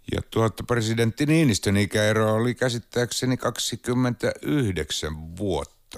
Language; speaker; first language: Finnish; native; Finnish